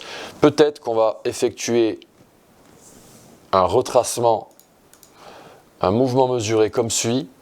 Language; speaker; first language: French; native; French